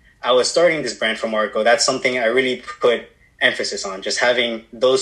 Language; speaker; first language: English; native; English